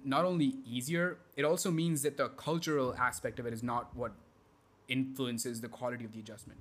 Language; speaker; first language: English; non-native, local second language; Hindi